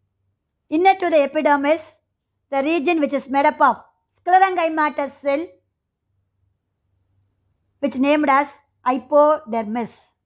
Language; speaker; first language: English; non-native, local second language; Tamil